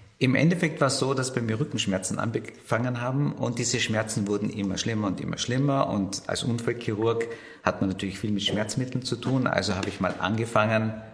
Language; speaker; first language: German; native; German